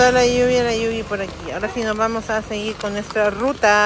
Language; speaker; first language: Spanish; native; Spanish